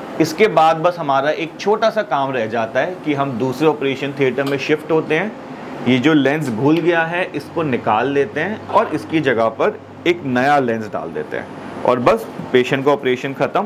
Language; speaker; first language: Hindi; native; Hindi